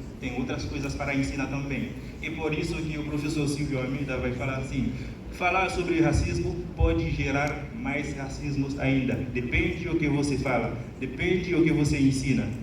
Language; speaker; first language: Portuguese; non-native, fluent; Haitian Creole